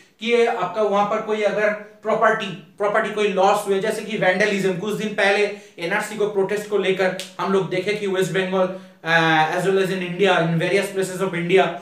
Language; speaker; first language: Hindi; non-native, local second language; Bangla